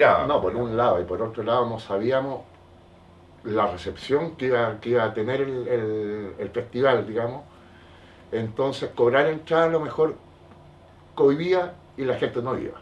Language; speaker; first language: Spanish; native; Spanish